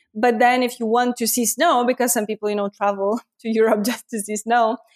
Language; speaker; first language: English; non-native, fluent; Lithuanian